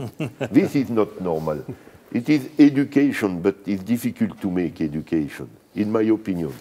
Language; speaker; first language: English; non-native, learner; French